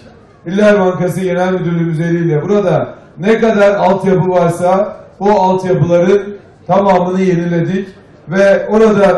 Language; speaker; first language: Turkish; native; Turkish